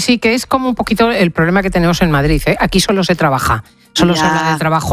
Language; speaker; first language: Spanish; native; Spanish